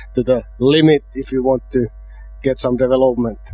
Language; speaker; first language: English; non-native, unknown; Finnish